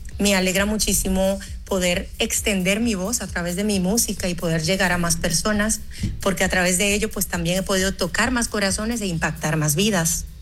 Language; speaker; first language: Spanish; early bilingual, other home language; Haitian Creole